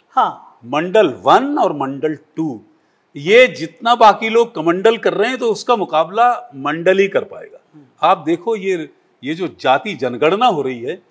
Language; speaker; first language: Hindi; native; Hindi